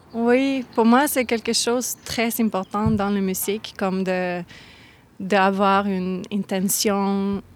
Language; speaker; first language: French; non-native, fluent; Norwegian